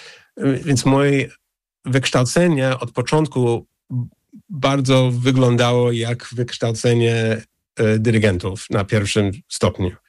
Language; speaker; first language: Polish; non-native, fluent; English